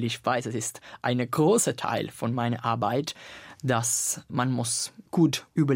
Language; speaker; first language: German; non-native, learner; Italian